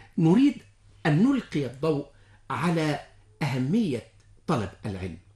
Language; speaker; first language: Arabic; native; Arabic